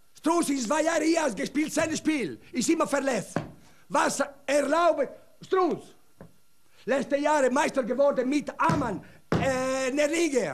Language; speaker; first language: German; non-native, learner; Italian